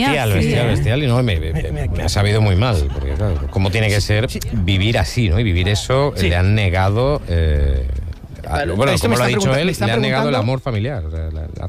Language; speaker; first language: Spanish; native; Spanish